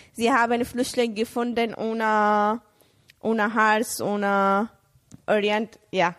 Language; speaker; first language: German; non-native, learner; Arabic